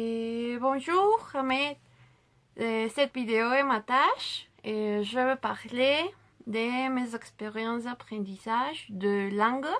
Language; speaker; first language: French; non-native, learner; Spanish